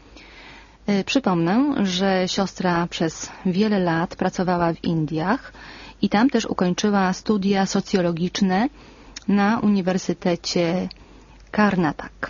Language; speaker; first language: Polish; native; Polish